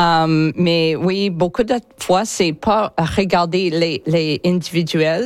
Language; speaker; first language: French; non-native, learner; English